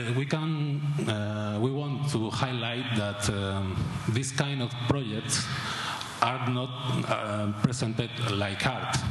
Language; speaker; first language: English; non-native, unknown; Spanish